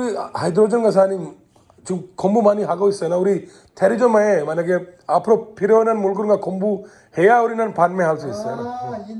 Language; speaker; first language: Korean; non-native, learner; Hindi